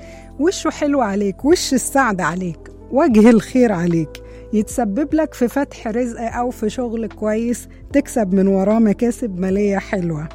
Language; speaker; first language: Arabic; native; Arabic